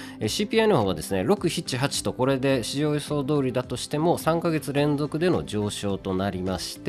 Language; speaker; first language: Japanese; native; Japanese